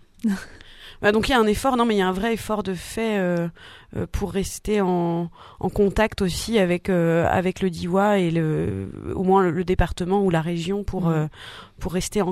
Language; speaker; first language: French; native; French